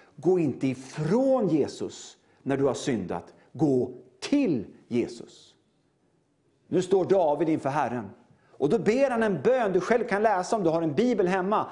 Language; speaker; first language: Swedish; native; Swedish